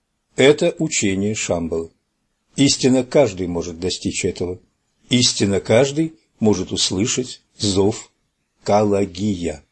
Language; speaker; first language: Russian; native; Russian